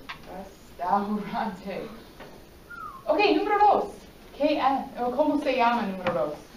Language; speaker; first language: Spanish; non-native, fluent; English